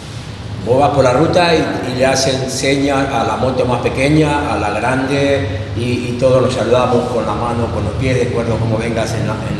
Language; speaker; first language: Spanish; native; Spanish